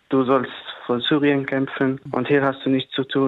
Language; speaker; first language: German; non-native, fluent; Arabic